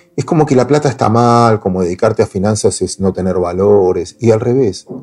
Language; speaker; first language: Spanish; native; Spanish